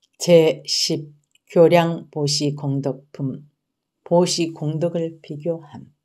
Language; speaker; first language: Korean; native; Korean